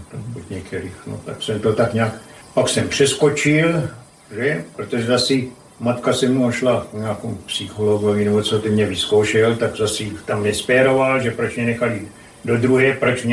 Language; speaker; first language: Czech; non-native, local second language; German